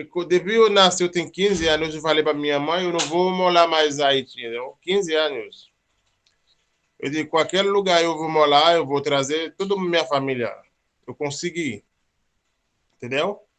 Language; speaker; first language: Portuguese; non-native, learner; Haitian Creole